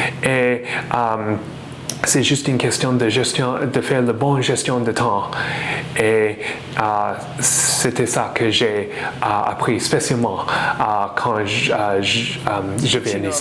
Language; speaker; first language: French; non-native, fluent; English